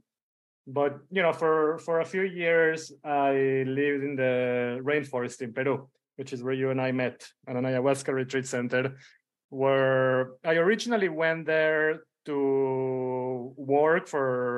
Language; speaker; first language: English; early bilingual, other home language; Spanish